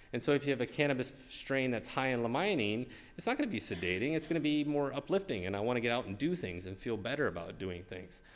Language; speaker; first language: English; native; English